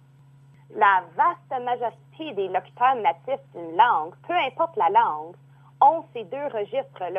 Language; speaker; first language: French; native; French